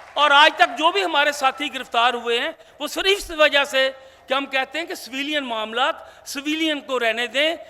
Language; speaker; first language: Urdu; non-native, local second language; Punjabi